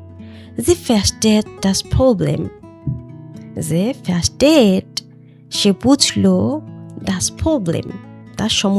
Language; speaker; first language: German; non-native, learner; Bangla